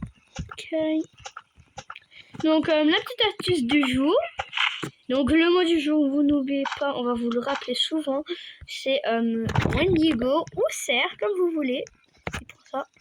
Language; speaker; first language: French; native; French